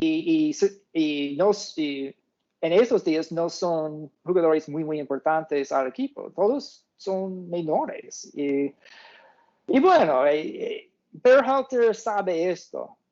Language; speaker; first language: Spanish; non-native, fluent; English